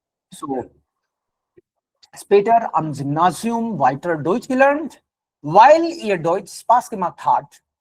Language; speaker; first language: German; non-native, fluent; Hindi